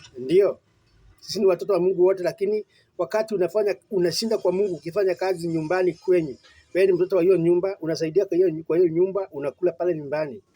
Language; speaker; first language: Swahili; non-native, local second language; Kikuyu